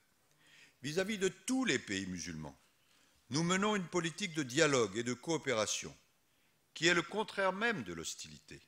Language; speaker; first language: French; native; French